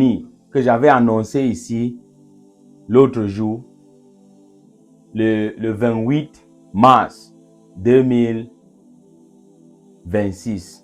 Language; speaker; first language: French; non-native, local second language; English